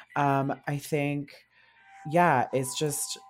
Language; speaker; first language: English; native; English